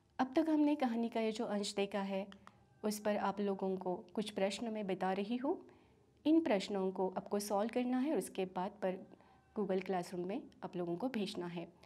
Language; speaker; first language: Hindi; non-native, local second language; Marathi